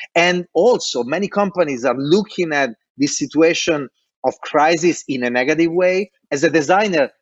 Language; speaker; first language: English; non-native, fluent; Italian